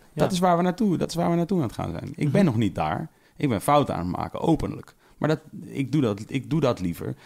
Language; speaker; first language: Dutch; native; Dutch